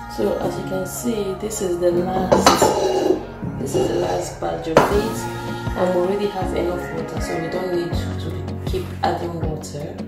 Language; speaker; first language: English; non-native, local second language; Igbo